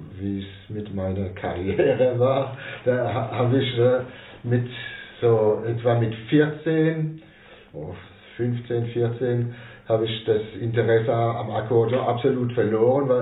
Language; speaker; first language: German; non-native, local second language; French